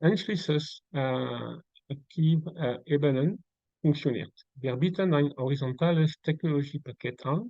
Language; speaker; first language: German; non-native, learner; French